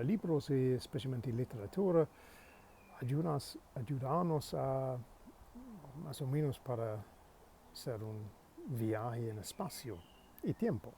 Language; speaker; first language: Spanish; non-native, learner; English